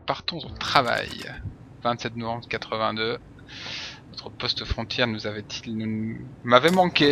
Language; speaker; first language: French; native; French